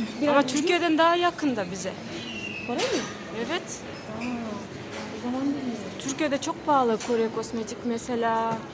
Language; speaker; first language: Turkish; non-native, fluent; Kyrgyz